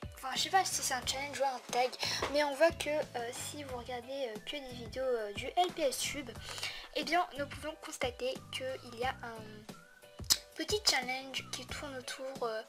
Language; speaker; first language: French; native; French